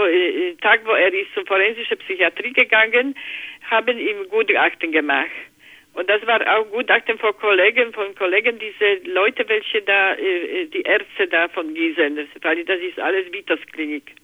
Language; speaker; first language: German; non-native, learner; Polish